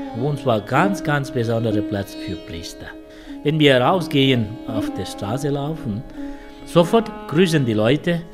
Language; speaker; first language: German; non-native, fluent; Tamil